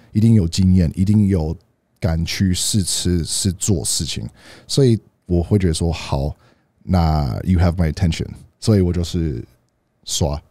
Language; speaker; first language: Chinese; non-native, fluent; English